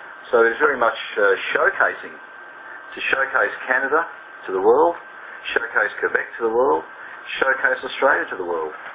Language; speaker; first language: English; native; English